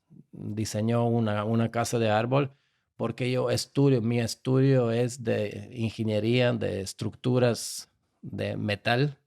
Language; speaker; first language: Spanish; non-native, fluent; Slovak